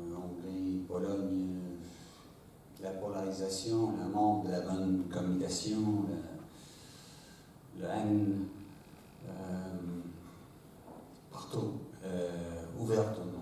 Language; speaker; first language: French; non-native, fluent; English